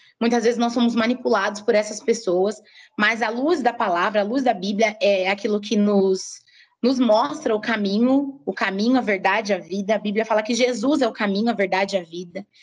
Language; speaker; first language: Portuguese; native; Portuguese